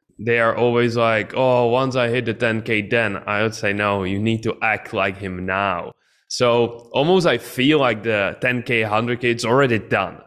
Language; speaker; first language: English; non-native, fluent; Czech